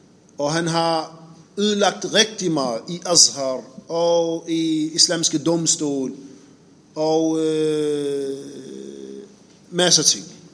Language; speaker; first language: Danish; non-native, fluent; Arabic